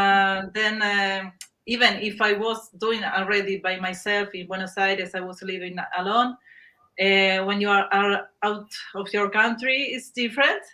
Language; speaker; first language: English; non-native, learner; Spanish